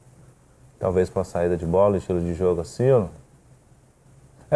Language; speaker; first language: Portuguese; native; Portuguese